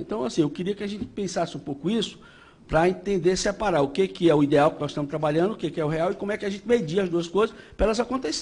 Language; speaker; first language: Portuguese; native; Portuguese